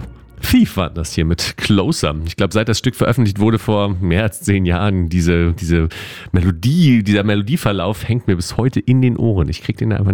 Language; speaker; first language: German; native; German